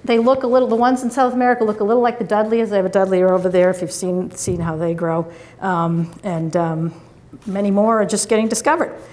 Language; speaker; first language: English; native; English